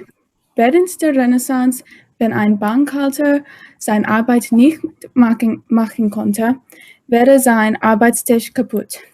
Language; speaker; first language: German; non-native, learner; English